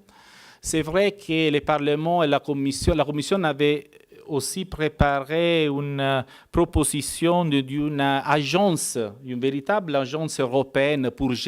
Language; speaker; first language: French; non-native, fluent; Italian